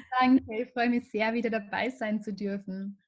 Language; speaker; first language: German; native; German